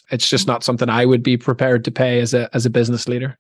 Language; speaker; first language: English; native; English